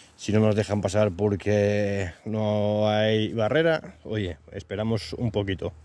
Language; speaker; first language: Spanish; native; Spanish